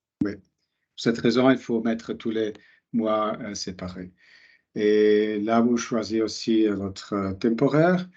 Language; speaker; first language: French; non-native, local second language; German